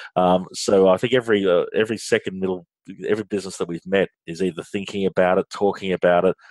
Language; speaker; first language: English; native; English